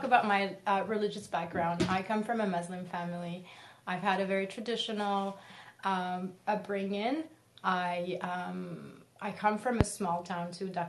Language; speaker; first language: English; non-native, fluent; French